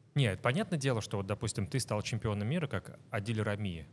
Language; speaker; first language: Russian; native; Russian